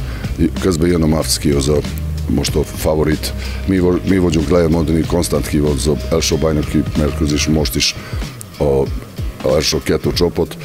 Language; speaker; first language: Hungarian; non-native, fluent; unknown